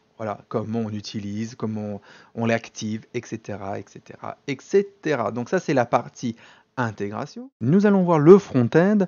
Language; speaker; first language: French; native; French